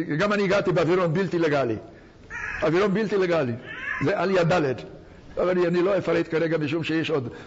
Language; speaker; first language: Hebrew; non-native, fluent; Hungarian